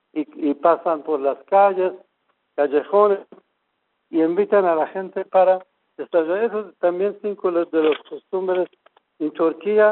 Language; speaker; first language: Spanish; non-native, fluent; Persian